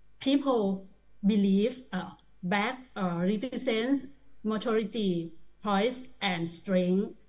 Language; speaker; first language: English; non-native, learner; Thai